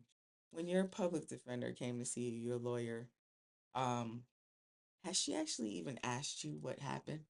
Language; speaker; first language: English; native; English